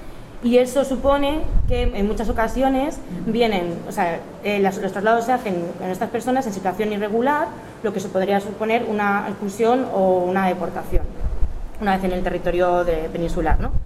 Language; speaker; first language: Spanish; native; Spanish